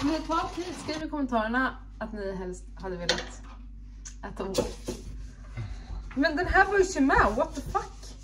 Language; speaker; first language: Swedish; native; Swedish